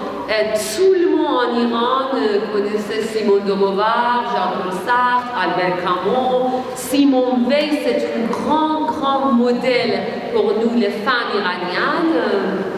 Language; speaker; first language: French; non-native, learner; Persian